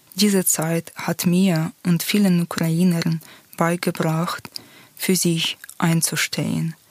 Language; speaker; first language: German; non-native, fluent; Ukrainian